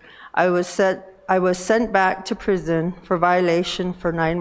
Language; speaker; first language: English; native; English